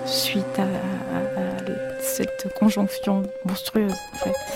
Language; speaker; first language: French; non-native, fluent; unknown